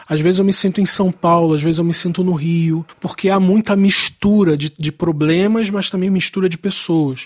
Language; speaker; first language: Portuguese; native; Portuguese